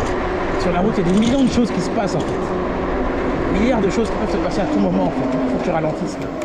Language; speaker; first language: French; native; French